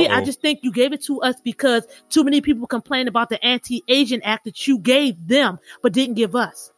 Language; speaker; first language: English; native; English